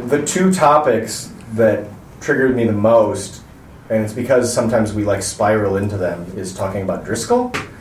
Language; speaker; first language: English; native; English